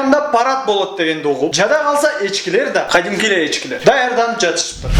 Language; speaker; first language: Kyrgyz; native; Kyrgyz